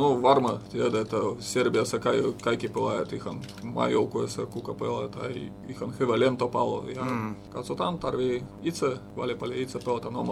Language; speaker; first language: Finnish; non-native, learner; Russian